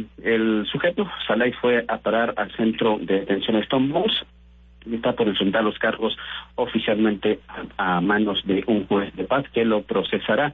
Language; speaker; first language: Spanish; native; Spanish